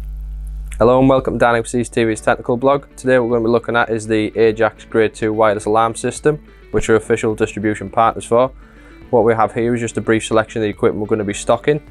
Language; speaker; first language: English; native; English